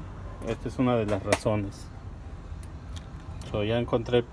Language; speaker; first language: Spanish; native; Spanish